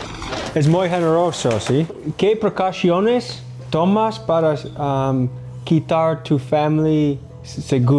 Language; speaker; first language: Spanish; non-native, learner; English